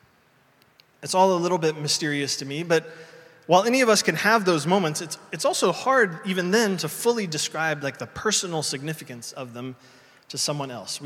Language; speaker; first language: English; native; English